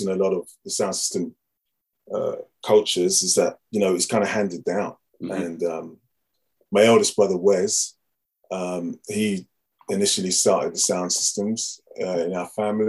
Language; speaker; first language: English; native; English